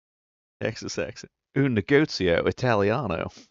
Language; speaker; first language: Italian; non-native, learner; English